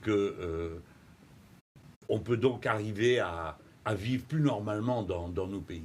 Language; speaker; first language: French; native; French